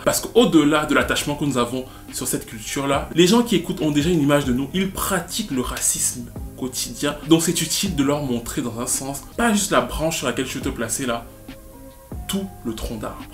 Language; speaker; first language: French; native; French